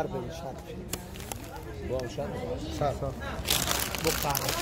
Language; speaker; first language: Turkish; non-native, learner; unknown